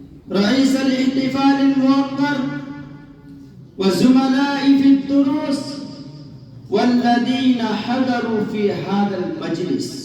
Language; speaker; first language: Arabic; non-native, learner; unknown